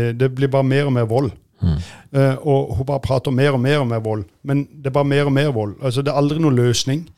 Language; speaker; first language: Norwegian; native; Norwegian